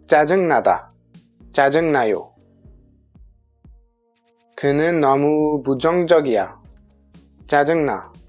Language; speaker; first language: Korean; non-native, fluent; French